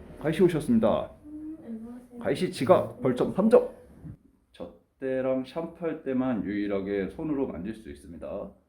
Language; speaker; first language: Korean; native; Korean